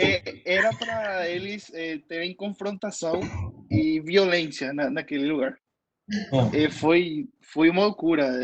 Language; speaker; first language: Portuguese; non-native, fluent; Spanish